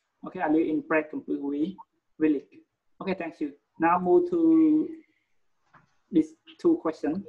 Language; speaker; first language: English; non-native, learner; Khmer